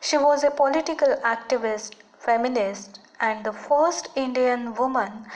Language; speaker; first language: English; non-native, local second language; Marathi